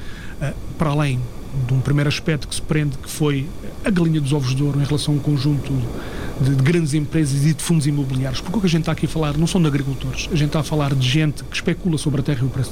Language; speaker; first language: Portuguese; native; Portuguese